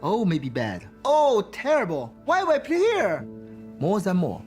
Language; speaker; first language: English; non-native, learner; Chinese